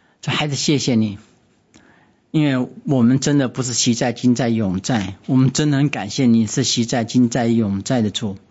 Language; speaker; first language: Chinese; native; Chinese